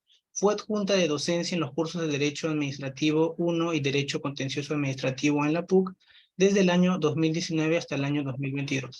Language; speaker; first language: Spanish; native; Spanish